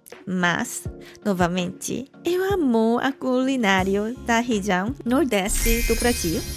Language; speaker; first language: Portuguese; non-native, fluent; Korean